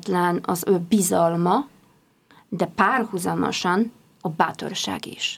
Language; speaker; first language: Hungarian; non-native, fluent; Polish